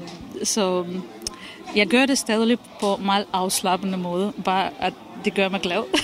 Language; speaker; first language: Danish; non-native, fluent; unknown